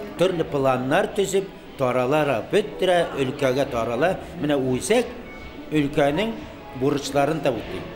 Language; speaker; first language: Tatar; native; Tatar